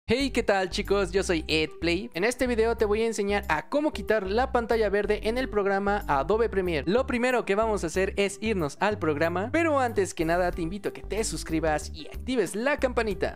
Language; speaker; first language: Spanish; native; Spanish